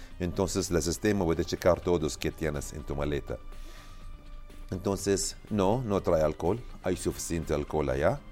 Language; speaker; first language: Spanish; non-native, learner; Arabic